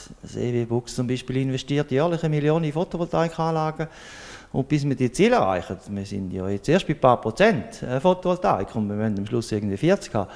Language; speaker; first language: German; native; German